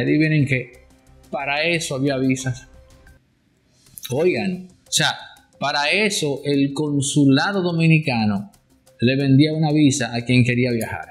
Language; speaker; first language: Spanish; native; Spanish